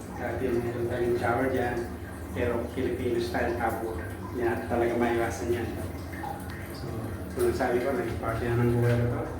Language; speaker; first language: Filipino; native; Filipino